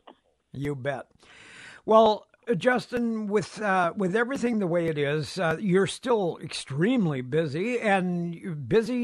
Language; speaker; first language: English; native; English